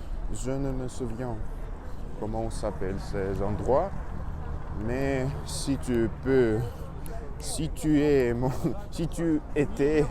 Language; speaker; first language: French; non-native, learner; Russian